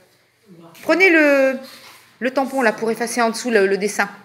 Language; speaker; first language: French; native; French